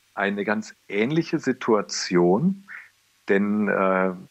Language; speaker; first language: German; native; German